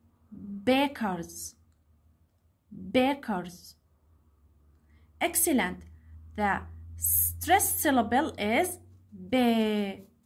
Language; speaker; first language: English; non-native, fluent; Arabic